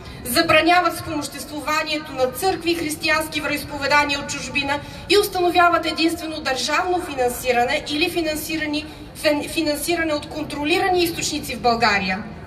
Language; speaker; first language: Bulgarian; native; Bulgarian